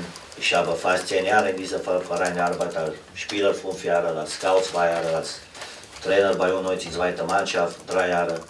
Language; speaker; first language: German; non-native, fluent; Romanian